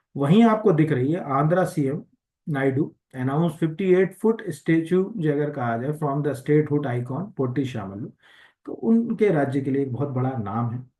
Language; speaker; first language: Hindi; native; Hindi